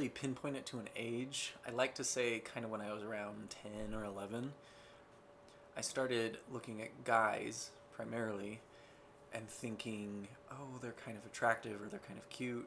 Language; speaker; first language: English; native; English